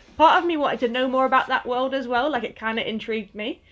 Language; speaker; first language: English; native; English